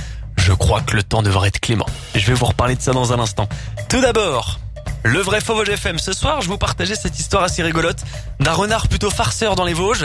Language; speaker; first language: French; native; French